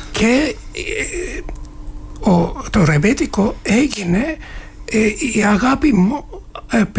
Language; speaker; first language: Greek; non-native, fluent; Turkish